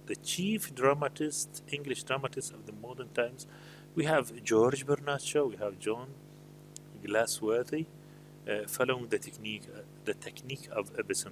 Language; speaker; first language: English; non-native, fluent; Arabic